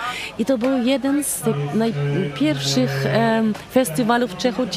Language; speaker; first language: Polish; non-native, learner; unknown